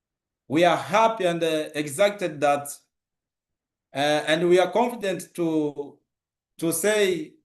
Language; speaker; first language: English; non-native, local second language; Swahili